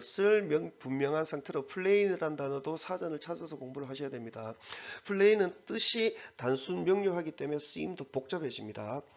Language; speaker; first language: Korean; native; Korean